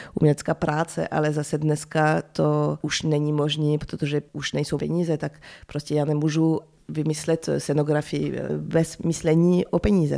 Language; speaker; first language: Czech; early bilingual, heritage; French